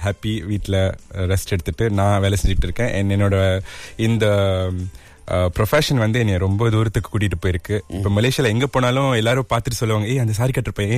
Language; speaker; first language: Tamil; early bilingual, heritage; Tamil